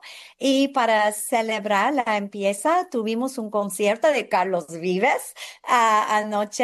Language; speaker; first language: Spanish; non-native, fluent; English